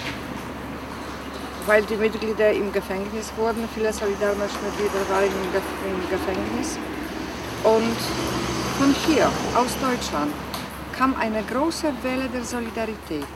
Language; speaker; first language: German; non-native, fluent; Polish